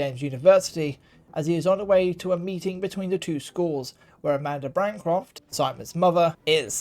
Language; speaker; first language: English; native; English